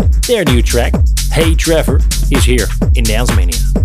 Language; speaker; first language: English; non-native, fluent; Dutch